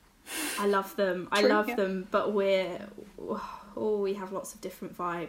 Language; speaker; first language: English; native; English